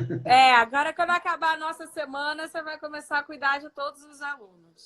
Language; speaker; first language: Portuguese; native; Portuguese